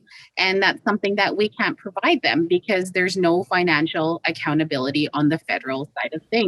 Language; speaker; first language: English; native; English